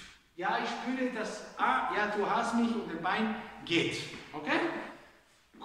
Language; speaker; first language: German; non-native, fluent; Spanish